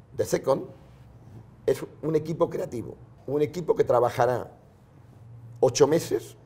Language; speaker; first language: Spanish; non-native, local second language; Catalan